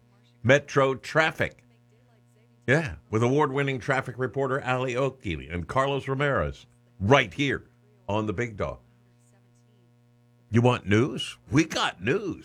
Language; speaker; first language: English; native; English